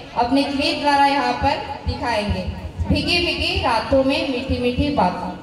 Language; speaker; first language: Hindi; non-native, local second language; Marathi